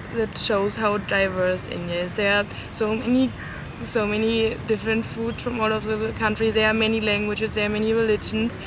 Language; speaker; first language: English; non-native, fluent; German